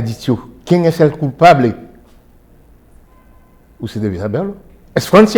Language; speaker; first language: Spanish; non-native, fluent; Haitian Creole